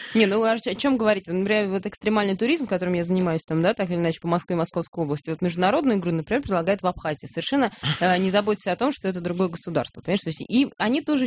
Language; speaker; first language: Russian; native; Russian